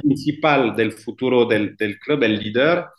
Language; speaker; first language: Spanish; non-native, fluent; French